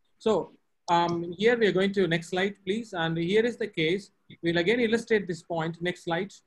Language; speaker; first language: English; non-native, local second language; Tamil